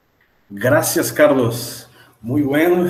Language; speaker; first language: Spanish; non-native, fluent; Portuguese